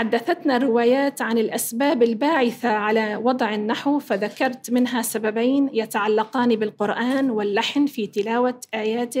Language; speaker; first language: Arabic; native; Arabic